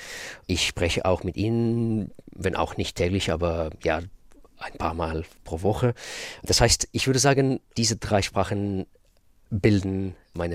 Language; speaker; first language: German; non-native, fluent; Russian